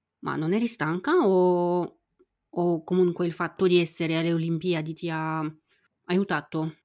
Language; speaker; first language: Italian; non-native, fluent; French